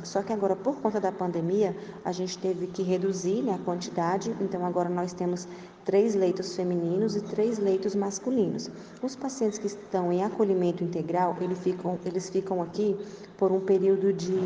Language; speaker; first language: Portuguese; native; Portuguese